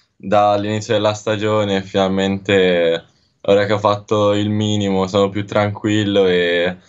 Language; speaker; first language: Italian; native; Italian